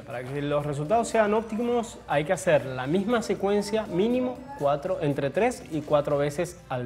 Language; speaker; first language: Spanish; native; Spanish